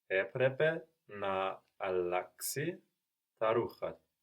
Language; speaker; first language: Greek; non-native, learner; English